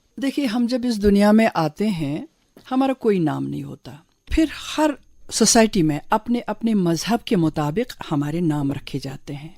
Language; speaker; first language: Urdu; non-native, local second language; Kashmiri